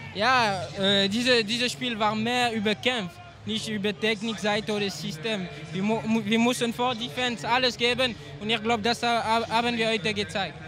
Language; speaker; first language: German; non-native, learner; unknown